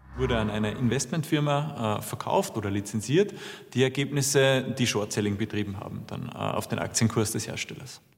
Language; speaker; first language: German; native; German